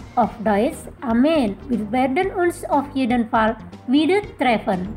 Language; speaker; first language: German; non-native, fluent; Indonesian